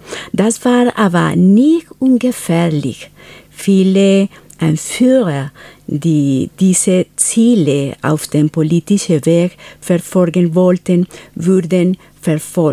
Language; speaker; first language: German; non-native, fluent; Spanish